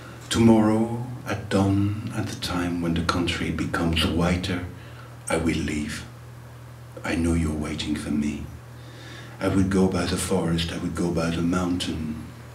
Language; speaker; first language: English; non-native, fluent; French